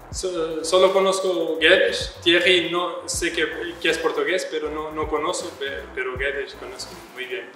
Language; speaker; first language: Spanish; non-native, learner; Portuguese